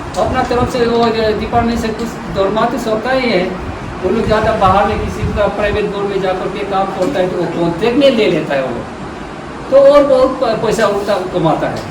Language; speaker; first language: Hindi; non-native, local second language; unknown